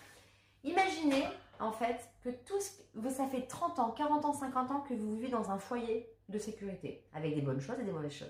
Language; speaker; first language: French; native; French